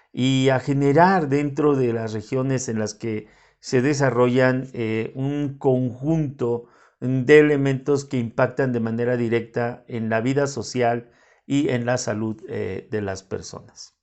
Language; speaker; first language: Spanish; native; Spanish